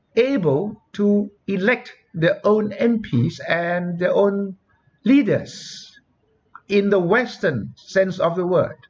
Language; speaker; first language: English; non-native, fluent; Thai